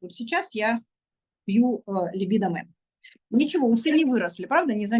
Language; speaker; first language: Russian; native; Russian